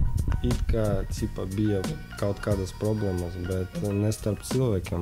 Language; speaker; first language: Latvian; non-native, local second language; Russian